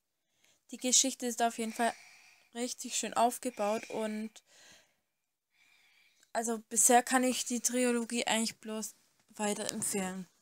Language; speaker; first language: German; native; German